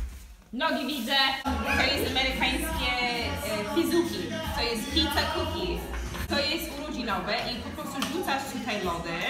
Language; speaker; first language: Polish; early bilingual, heritage; Polish